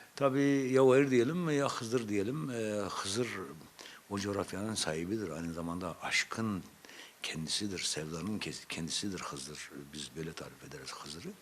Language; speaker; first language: Turkish; non-native, local second language; Zaza